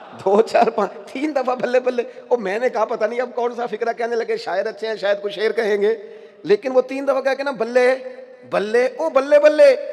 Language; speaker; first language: Urdu; non-native, local second language; Punjabi